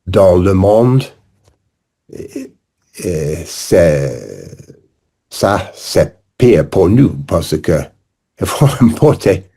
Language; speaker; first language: French; non-native, learner; English